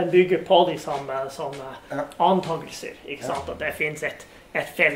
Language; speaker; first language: Norwegian; non-native, fluent; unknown